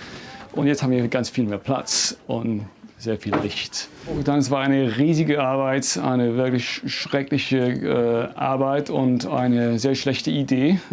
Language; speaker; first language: German; non-native, fluent; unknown